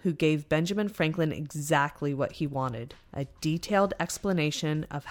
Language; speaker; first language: English; native; English